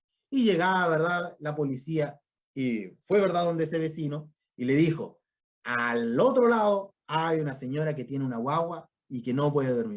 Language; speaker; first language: Spanish; native; Spanish